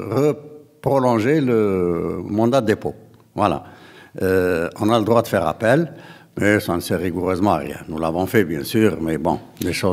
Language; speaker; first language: French; non-native, local second language; Arabic